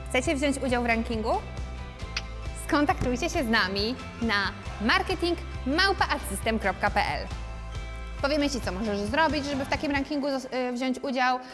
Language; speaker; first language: Polish; native; Polish